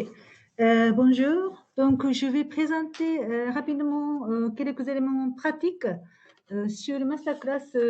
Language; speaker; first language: French; non-native, fluent; Japanese